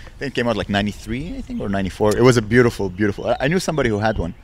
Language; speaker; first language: English; native; English